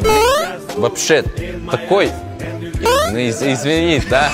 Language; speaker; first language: Russian; non-native, local second language; Latvian